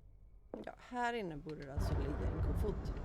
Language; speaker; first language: Swedish; native; Swedish